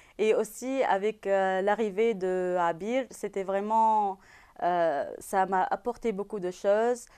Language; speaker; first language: French; non-native, local second language; Arabic